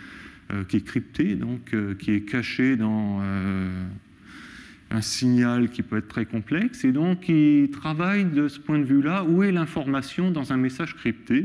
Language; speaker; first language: French; native; French